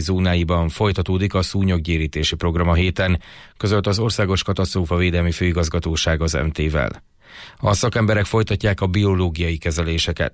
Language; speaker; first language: Hungarian; native; Hungarian